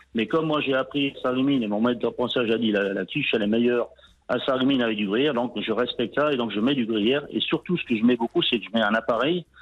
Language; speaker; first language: French; native; French